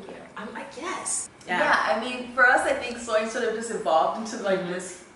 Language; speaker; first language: English; native; English